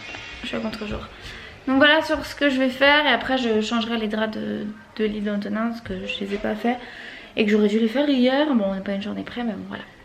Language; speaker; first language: French; native; French